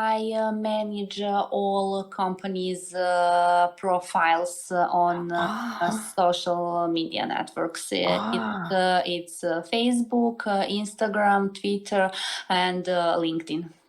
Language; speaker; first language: English; non-native, learner; Serbian